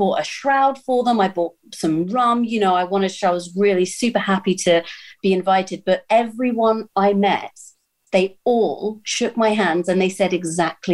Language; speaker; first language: English; native; English